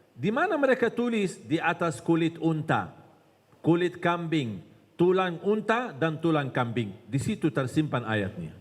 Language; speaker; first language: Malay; non-native, fluent; Arabic